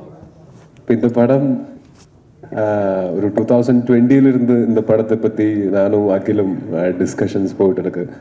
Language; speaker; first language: Tamil; non-native, learner; Malayalam